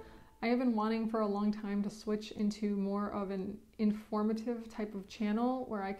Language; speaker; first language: English; native; English